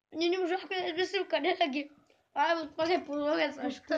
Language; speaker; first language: Bulgarian; native; Bulgarian